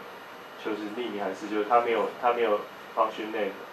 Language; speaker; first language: Chinese; native; Chinese